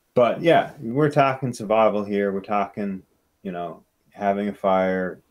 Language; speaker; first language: English; native; English